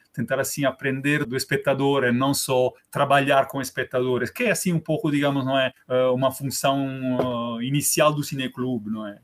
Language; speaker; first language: Portuguese; non-native, fluent; Italian